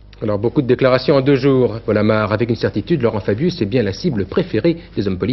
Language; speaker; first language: French; native; French